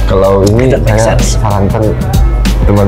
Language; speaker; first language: Indonesian; non-native, fluent; Korean